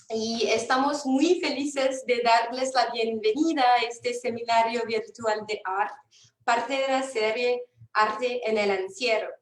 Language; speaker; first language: Spanish; non-native, fluent; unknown